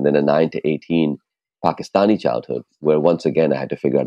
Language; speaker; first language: English; non-native, local second language; Urdu